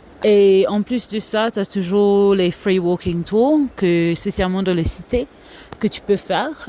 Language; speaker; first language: French; non-native, local second language; Morisyen